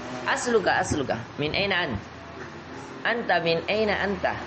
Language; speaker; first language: Arabic; non-native, fluent; Indonesian